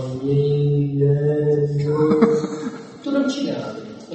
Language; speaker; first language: Hungarian; non-native, fluent; English